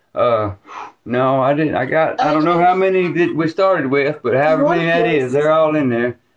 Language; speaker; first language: English; native; English